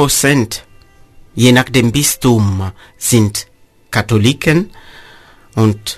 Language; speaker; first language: German; non-native, fluent; Mossi